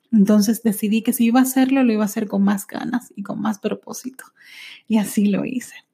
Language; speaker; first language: Spanish; early bilingual, heritage; Spanish